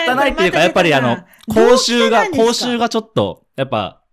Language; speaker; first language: Japanese; native; Japanese